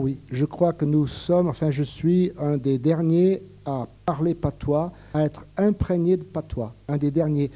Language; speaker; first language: French; native; French